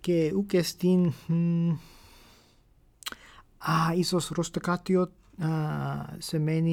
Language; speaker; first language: Greek; non-native, fluent; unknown